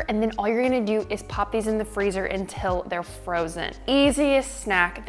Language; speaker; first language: English; native; English